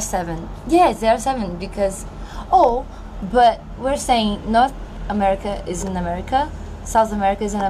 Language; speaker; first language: English; non-native, fluent; Portuguese